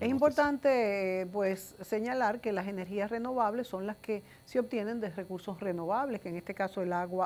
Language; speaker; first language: Spanish; native; Spanish